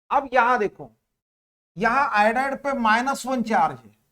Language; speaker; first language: Hindi; non-native, local second language; Marathi